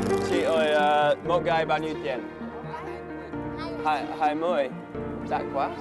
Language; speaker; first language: Vietnamese; non-native, learner; English